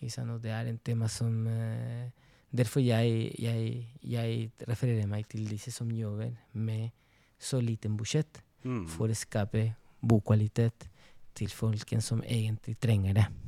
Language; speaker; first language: Norwegian; non-native, fluent; Spanish